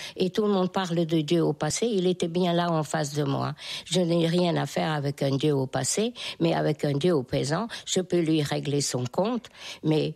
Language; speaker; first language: French; non-native, fluent; Hungarian